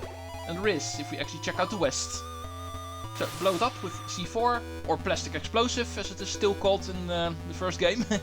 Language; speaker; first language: English; non-native, fluent; Dutch